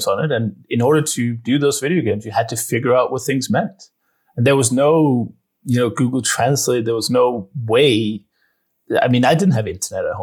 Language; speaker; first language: English; non-native, fluent; Danish